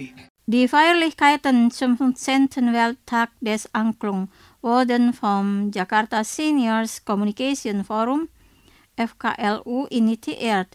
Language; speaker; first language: German; non-native, fluent; Indonesian